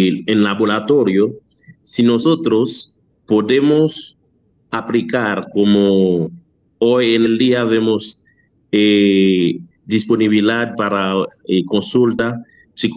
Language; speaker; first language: Spanish; non-native, learner; French